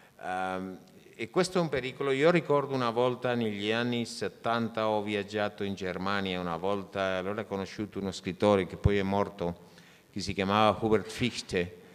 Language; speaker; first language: Italian; non-native, fluent; Spanish